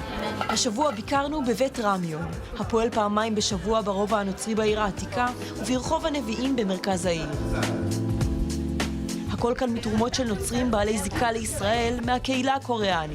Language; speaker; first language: Hebrew; native; Hebrew